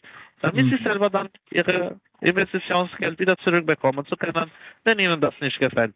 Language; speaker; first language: German; non-native, learner; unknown